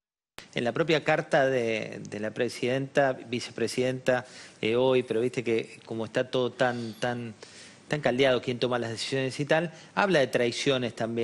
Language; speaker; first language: Spanish; native; Spanish